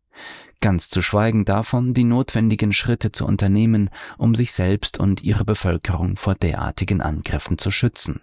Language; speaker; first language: German; native; German